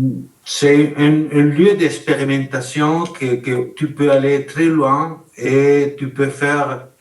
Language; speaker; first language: French; non-native, learner; Spanish